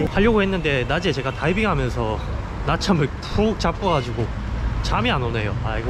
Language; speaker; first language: Korean; native; Korean